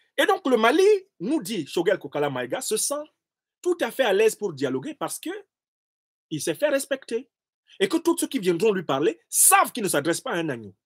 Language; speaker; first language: French; non-native, local second language; Basaa